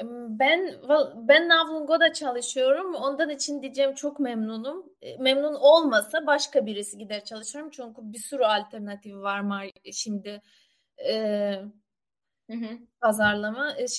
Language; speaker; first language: Turkish; non-native, learner; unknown